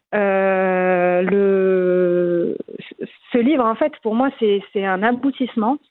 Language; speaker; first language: French; non-native, local second language; Arabic